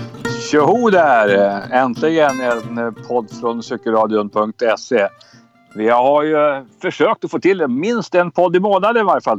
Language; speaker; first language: Swedish; native; Swedish